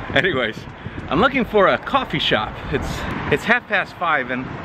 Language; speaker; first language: English; native; English